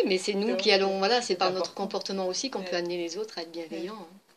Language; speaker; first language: French; native; French